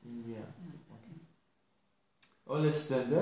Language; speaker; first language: Norwegian; non-native, learner; Turkish